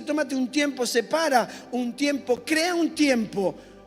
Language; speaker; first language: Spanish; native; Spanish